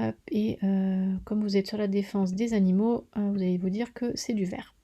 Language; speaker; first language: French; native; French